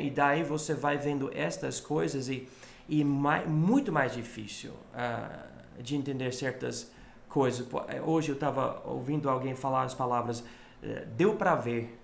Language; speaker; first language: Portuguese; non-native, fluent; English